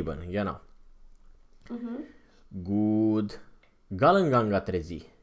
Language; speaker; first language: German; non-native, fluent; Romanian